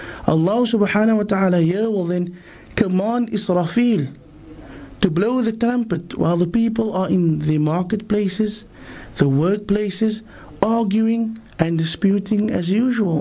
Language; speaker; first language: English; native; English